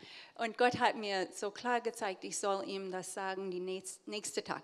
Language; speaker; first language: German; early bilingual, heritage; English